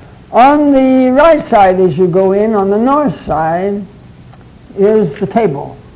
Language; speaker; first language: English; early bilingual, other home language; Chinese